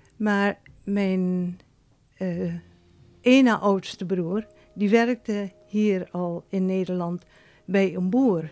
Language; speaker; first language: Dutch; native; Dutch